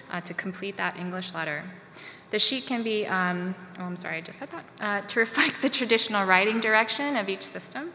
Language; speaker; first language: English; native; English